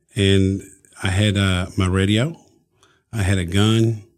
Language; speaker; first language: English; early bilingual, other home language; Spanish